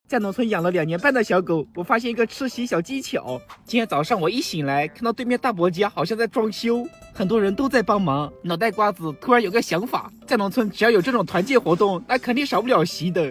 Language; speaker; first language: Chinese; native; Chinese